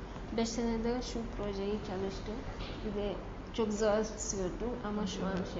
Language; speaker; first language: Turkish; non-native, learner; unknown